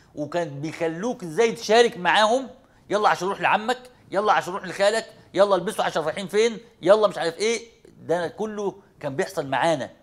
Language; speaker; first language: Arabic; native; Arabic